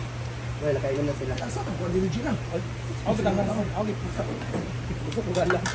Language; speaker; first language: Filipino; non-native, local second language; Cebuano